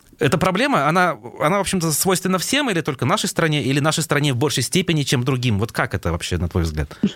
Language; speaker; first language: Russian; native; Russian